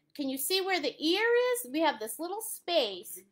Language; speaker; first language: English; native; English